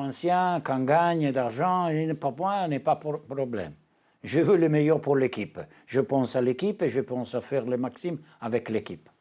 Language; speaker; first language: French; non-native, learner; Italian